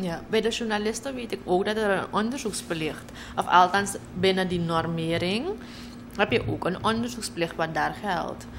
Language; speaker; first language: Dutch; native; Dutch